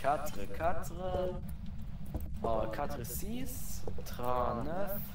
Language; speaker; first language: French; non-native, learner; German